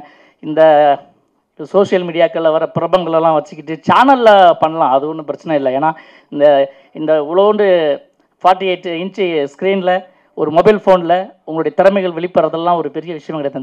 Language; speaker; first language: Tamil; native; Tamil